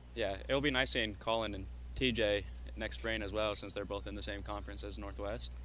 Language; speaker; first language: English; native; English